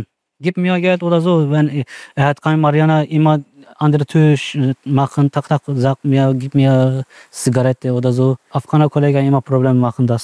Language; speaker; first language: German; non-native, learner; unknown